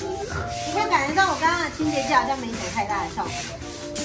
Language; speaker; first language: Chinese; native; Chinese